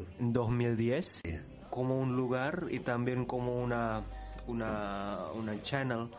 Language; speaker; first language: Spanish; non-native, learner; Indonesian